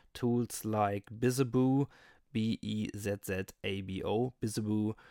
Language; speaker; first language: English; non-native, fluent; German